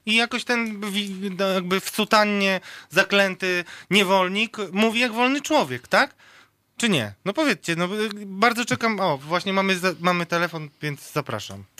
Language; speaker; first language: Polish; native; Polish